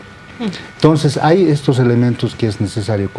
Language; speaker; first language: Spanish; native; Spanish